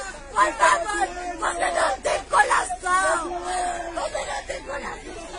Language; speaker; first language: Portuguese; non-native, learner; Haitian Creole